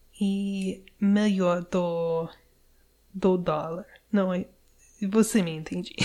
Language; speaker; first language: Portuguese; non-native, learner; English